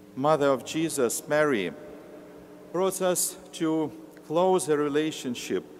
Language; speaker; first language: English; non-native, learner; Lithuanian